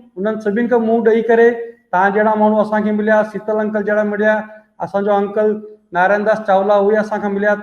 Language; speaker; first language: Sindhi; early bilingual, heritage; Sindhi